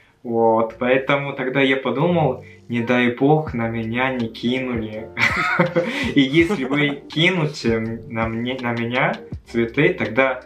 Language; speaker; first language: Russian; non-native, fluent; Japanese